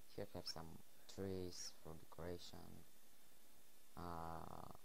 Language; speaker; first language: English; non-native, learner; Bulgarian